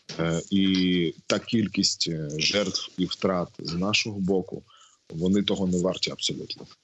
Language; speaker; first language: Ukrainian; non-native, local second language; Russian